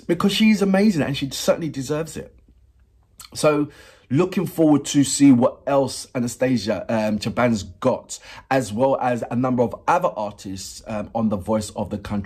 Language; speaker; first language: English; native; English